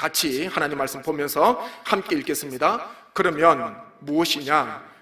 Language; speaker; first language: Korean; native; Korean